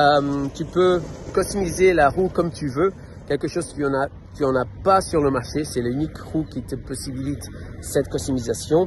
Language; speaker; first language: French; non-native, learner; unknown